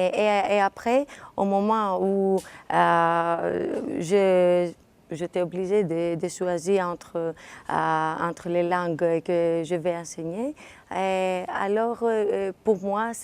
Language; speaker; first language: French; non-native, fluent; Greek